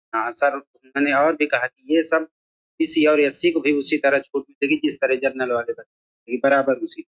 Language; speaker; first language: Hindi; native; Hindi